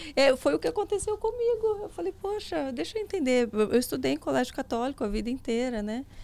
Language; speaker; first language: Portuguese; native; Portuguese